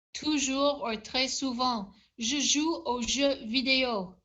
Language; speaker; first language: French; non-native, fluent; English